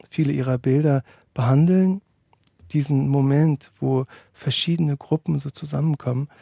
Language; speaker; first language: German; early bilingual, other home language; Turkish